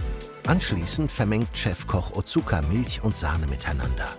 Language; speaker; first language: German; native; German